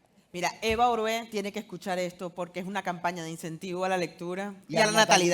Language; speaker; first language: Spanish; native; Spanish